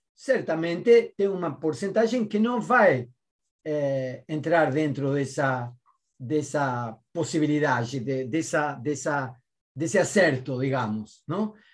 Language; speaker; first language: Spanish; native; Spanish